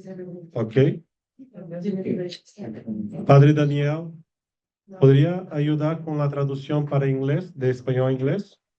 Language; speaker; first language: Spanish; non-native, fluent; Portuguese